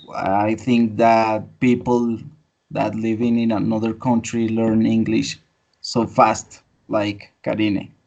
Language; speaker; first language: English; non-native, fluent; Spanish